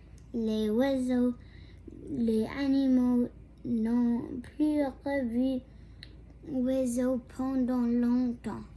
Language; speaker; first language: French; non-native, local second language; English